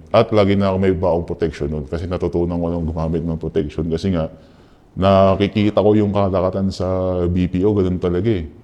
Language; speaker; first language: Filipino; native; Filipino